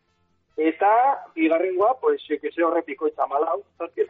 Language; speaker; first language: Basque; native; Basque